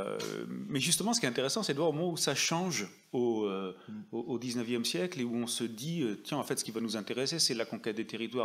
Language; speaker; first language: French; native; French